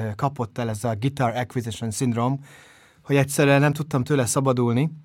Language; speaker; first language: Hungarian; native; Hungarian